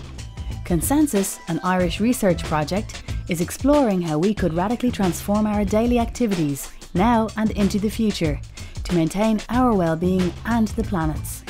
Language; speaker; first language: English; native; English